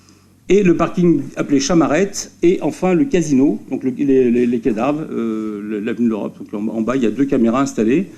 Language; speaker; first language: French; native; French